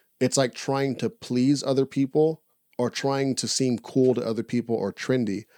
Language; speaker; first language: English; native; English